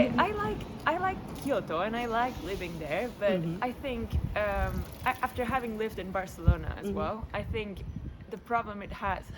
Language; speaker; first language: English; non-native, fluent; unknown